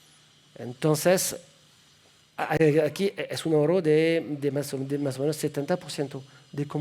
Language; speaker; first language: Spanish; non-native, fluent; French